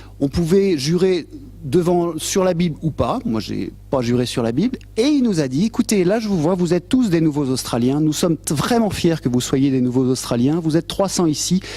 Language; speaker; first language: French; native; French